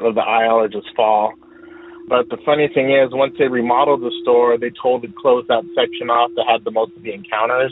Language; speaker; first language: English; native; English